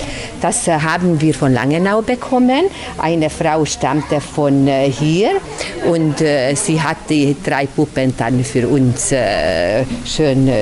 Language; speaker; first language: German; non-native, local second language; Hungarian